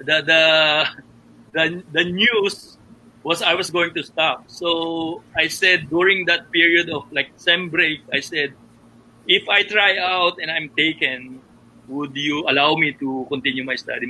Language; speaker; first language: English; non-native, local second language; Filipino